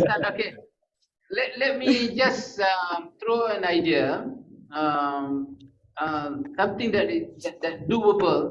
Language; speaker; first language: English; non-native, local second language; Malay